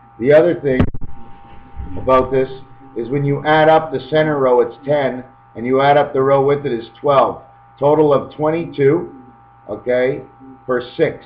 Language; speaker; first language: English; native; English